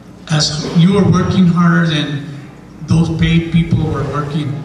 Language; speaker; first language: English; native; English